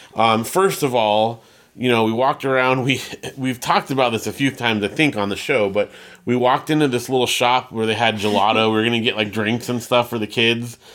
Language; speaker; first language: English; early bilingual, other home language; Italian